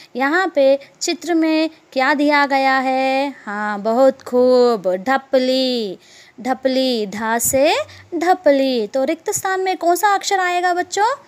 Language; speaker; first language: Hindi; non-native, local second language; Telugu